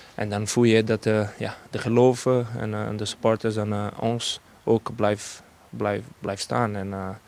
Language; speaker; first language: Dutch; non-native, fluent; Portuguese